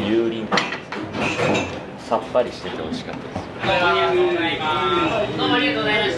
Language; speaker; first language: Japanese; native; Japanese